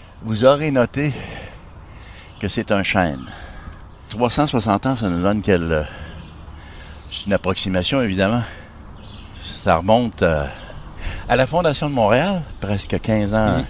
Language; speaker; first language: French; native; French